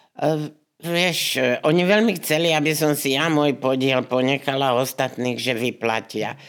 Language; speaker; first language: Slovak; native; Slovak